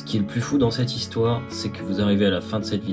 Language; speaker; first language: French; native; French